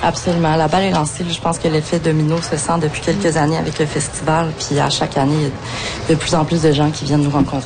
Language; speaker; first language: French; native; French